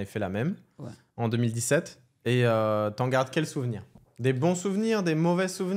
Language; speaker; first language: French; native; French